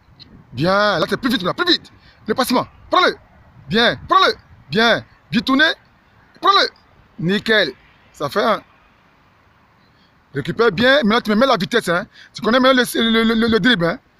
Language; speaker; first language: French; native; French